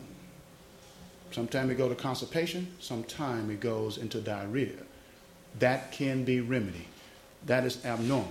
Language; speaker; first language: English; native; English